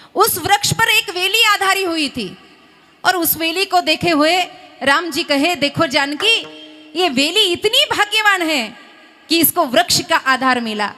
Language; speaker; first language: Hindi; non-native, local second language; Marathi